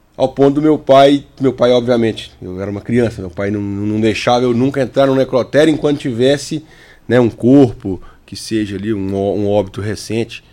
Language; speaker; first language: Portuguese; native; Portuguese